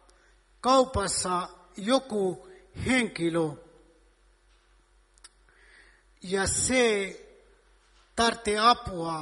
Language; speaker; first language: Finnish; non-native, fluent; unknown